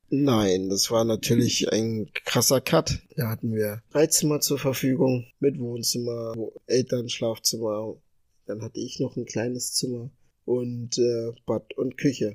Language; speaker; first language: German; early bilingual, other home language; Ga